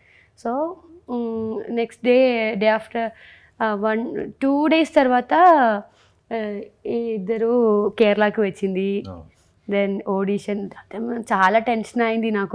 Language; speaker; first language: Telugu; non-native, learner; Malayalam